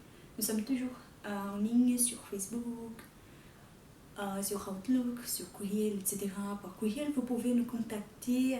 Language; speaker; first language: French; non-native, fluent; Portuguese